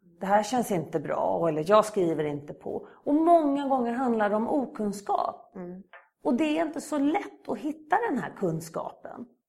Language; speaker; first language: Swedish; native; Swedish